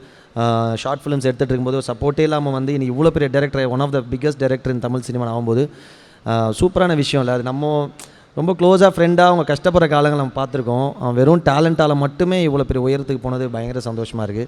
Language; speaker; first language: Tamil; native; Tamil